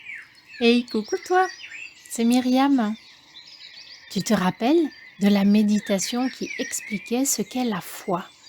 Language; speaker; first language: French; native; French